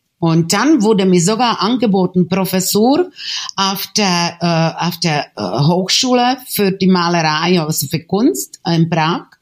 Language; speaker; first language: German; non-native, fluent; Czech